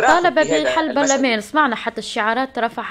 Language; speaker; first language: Arabic; native; Arabic